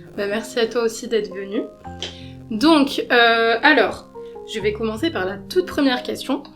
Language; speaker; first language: French; native; French